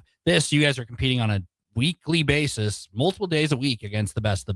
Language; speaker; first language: English; native; English